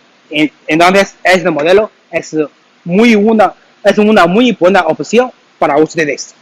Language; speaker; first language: Spanish; non-native, learner; Chinese